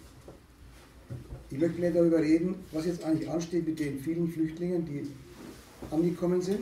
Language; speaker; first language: German; native; German